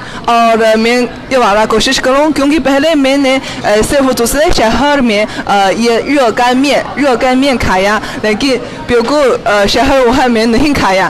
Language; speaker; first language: Hindi; non-native, fluent; Chinese